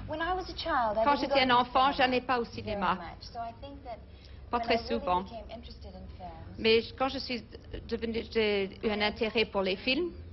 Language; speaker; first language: French; non-native, learner; English